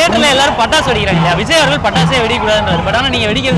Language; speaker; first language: Tamil; native; Tamil